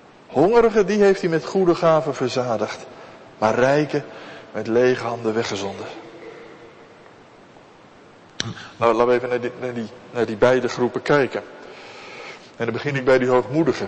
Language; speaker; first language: Dutch; native; Dutch